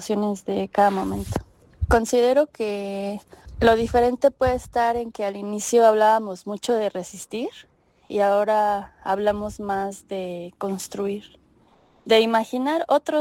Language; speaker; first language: Spanish; native; Spanish